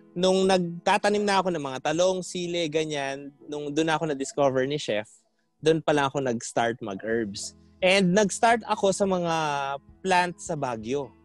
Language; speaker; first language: Filipino; non-native, local second language; Pampanga